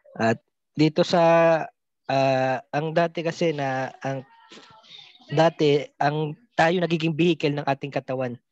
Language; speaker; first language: Filipino; non-native, local second language; Cebuano